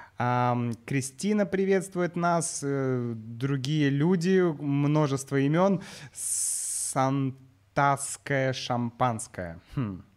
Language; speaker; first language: Russian; native; Russian